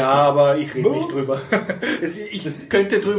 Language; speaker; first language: German; native; German